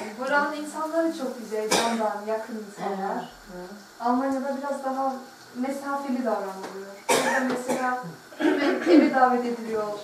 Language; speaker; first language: Turkish; early bilingual, heritage; Turkish